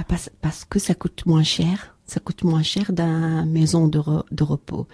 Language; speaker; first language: French; non-native, learner; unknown